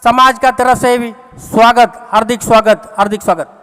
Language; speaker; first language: Hindi; non-native, local second language; Malayalam